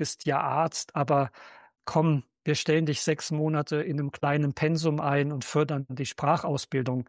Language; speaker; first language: German; native; German